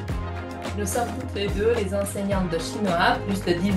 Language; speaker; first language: French; non-native, fluent; Chinese